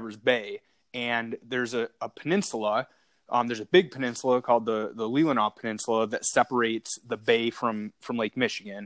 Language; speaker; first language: English; native; English